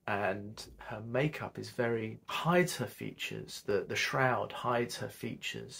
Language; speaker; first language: English; native; English